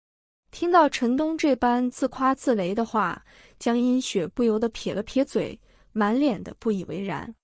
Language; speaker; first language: Chinese; native; Chinese